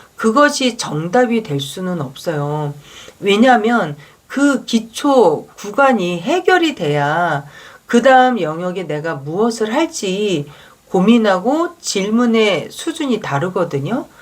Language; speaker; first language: Korean; native; Korean